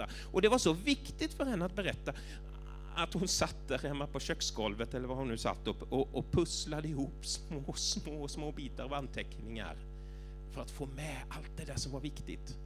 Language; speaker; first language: Swedish; native; Swedish